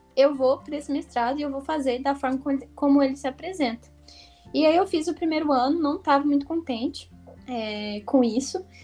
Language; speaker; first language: Portuguese; native; Portuguese